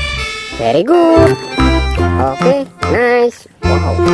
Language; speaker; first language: English; non-native, learner; Indonesian